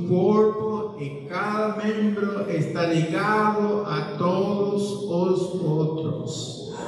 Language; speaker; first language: Portuguese; non-native, learner; English